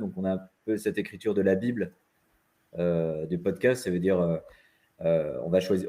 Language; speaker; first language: French; native; French